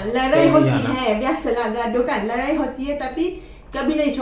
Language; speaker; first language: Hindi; non-native, learner; Malay